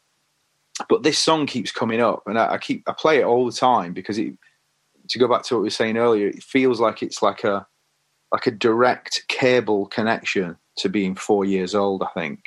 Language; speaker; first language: English; native; English